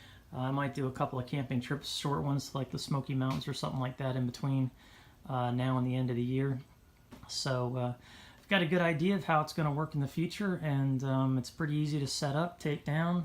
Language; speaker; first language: English; native; English